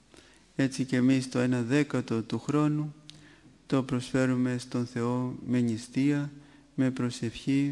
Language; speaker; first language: Greek; native; Greek